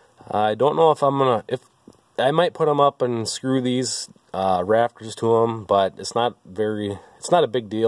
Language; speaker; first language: English; native; English